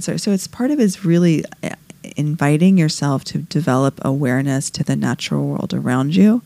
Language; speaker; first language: English; native; English